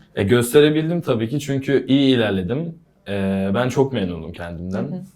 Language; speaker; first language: Turkish; native; Turkish